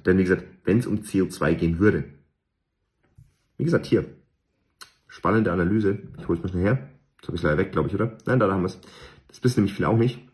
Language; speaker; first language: German; native; German